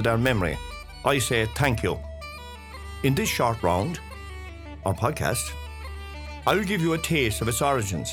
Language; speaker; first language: English; native; English